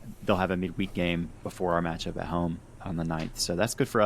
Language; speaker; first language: English; native; English